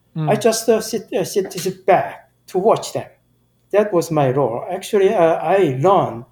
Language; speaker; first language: English; non-native, fluent; Korean